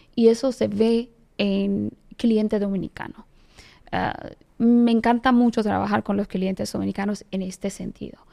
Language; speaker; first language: Spanish; non-native, fluent; Persian